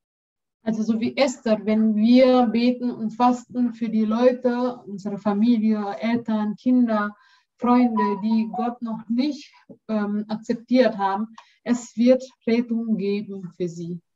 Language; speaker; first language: German; non-native, learner; Indonesian